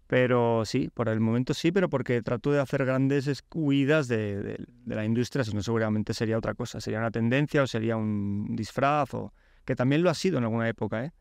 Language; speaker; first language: Spanish; early bilingual, other home language; Polish